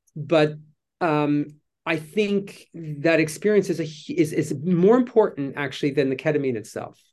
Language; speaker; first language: English; native; English